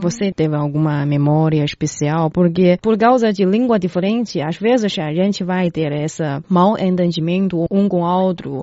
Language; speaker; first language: Portuguese; non-native, fluent; Chinese